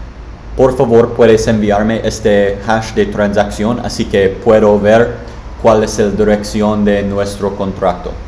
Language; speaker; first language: Spanish; non-native, learner; English